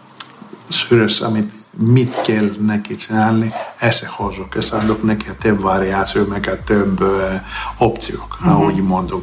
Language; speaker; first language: Hungarian; non-native, fluent; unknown